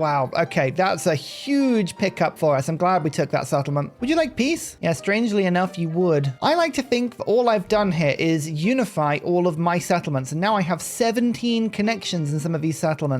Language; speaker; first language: English; native; English